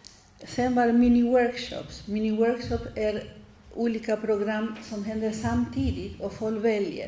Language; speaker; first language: Swedish; non-native, fluent; Spanish